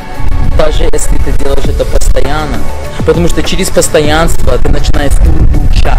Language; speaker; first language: Russian; non-native, fluent; English